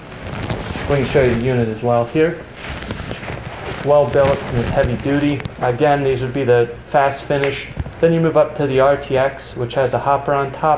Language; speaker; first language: English; native; English